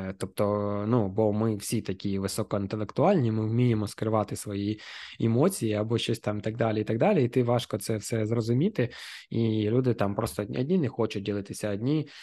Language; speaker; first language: Ukrainian; non-native, local second language; Russian